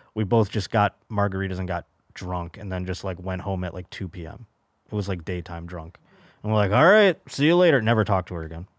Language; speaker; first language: English; native; English